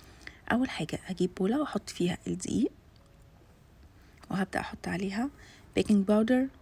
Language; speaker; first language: Arabic; native; Arabic